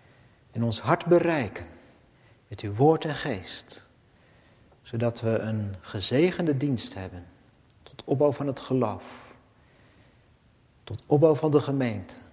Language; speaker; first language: Dutch; native; Dutch